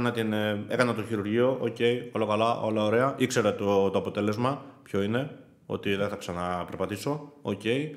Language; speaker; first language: Greek; native; Greek